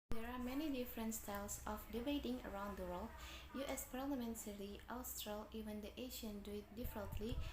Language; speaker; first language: English; non-native, learner; Indonesian